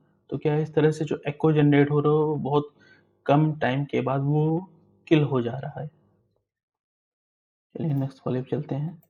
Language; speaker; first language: Hindi; native; Hindi